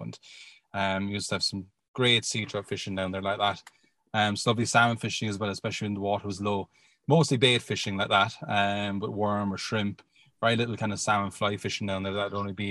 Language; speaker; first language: English; native; English